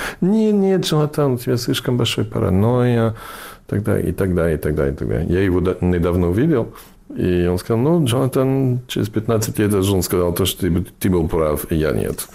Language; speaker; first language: Russian; non-native, fluent; English